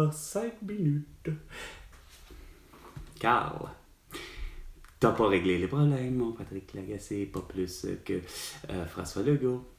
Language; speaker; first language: French; native; French